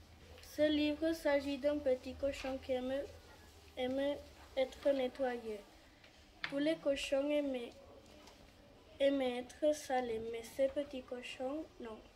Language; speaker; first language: French; non-native, learner; Catalan